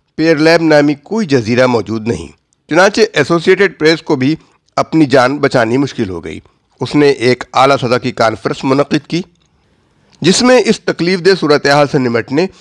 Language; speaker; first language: Urdu; native; Urdu